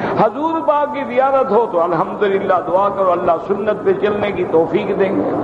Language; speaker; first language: Urdu; native; Urdu